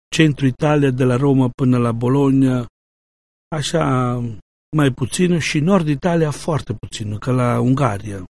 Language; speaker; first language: Romanian; non-native, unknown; Italian